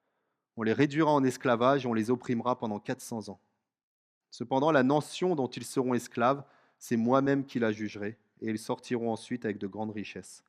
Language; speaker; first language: French; native; French